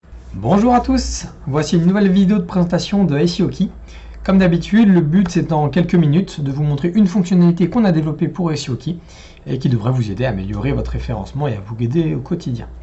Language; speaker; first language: French; native; French